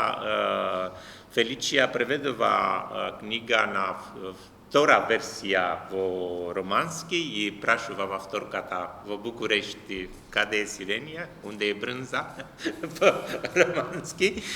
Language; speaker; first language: Macedonian; non-native, learner; Romanian